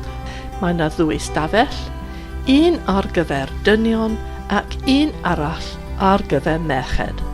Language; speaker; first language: Welsh; non-native, fluent; English